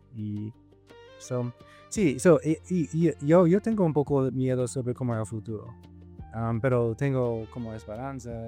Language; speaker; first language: Spanish; non-native, fluent; English